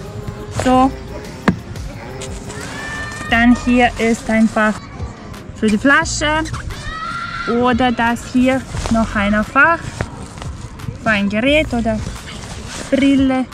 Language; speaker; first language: German; non-native, fluent; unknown